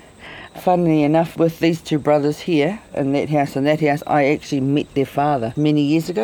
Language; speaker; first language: English; native; English